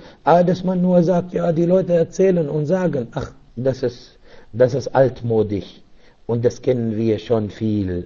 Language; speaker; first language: German; non-native, fluent; Arabic